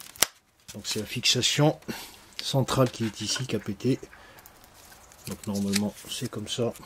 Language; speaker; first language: French; native; French